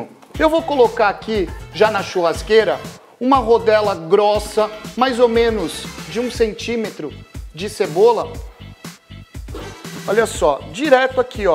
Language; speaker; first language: Portuguese; native; Portuguese